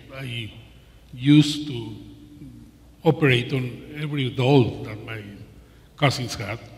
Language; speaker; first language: English; non-native, learner; Spanish